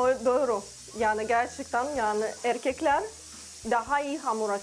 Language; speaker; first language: Turkish; non-native, learner; Russian